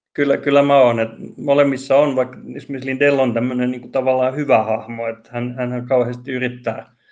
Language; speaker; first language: Finnish; non-native, local second language; Swedish